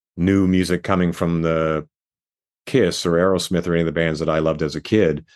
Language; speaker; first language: English; native; English